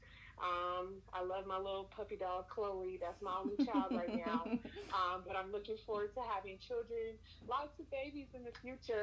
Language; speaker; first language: English; native; English